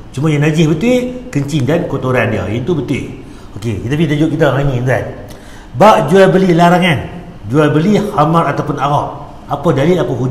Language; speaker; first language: Malay; native; Malay